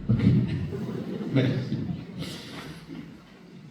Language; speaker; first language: French; non-native, fluent; English